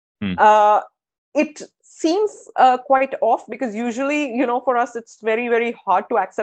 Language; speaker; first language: English; non-native, local second language; Hindi